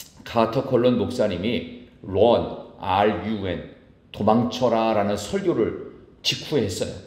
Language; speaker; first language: Korean; native; Korean